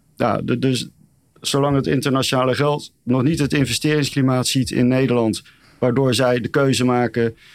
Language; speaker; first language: Dutch; native; Dutch